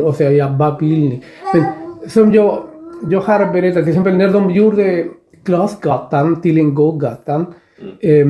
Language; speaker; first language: Swedish; non-native, fluent; Spanish